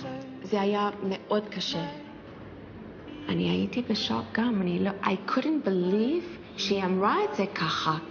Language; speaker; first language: Hebrew; non-native, fluent; English